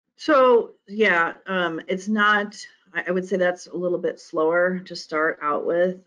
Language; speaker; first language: English; native; English